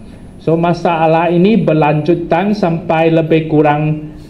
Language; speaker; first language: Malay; non-native, local second language; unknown